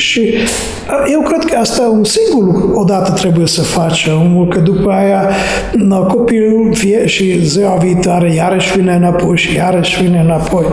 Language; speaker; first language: Romanian; non-native, fluent; Hungarian